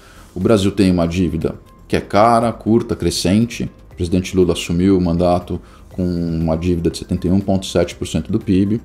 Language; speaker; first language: Portuguese; native; Portuguese